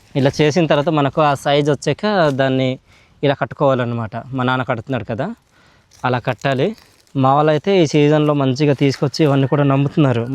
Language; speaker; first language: Telugu; non-native, local second language; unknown